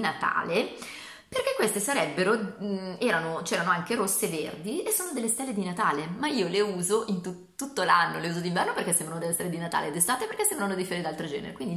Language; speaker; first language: Italian; native; Italian